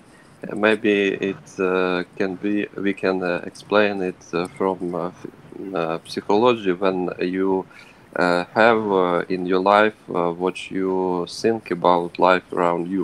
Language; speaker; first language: English; non-native, learner; Ukrainian